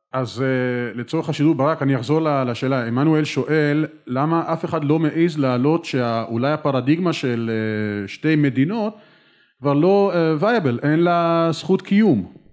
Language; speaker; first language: Hebrew; non-native, local second language; Arabic